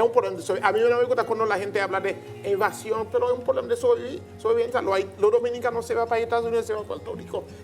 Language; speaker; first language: Spanish; non-native, learner; Haitian Creole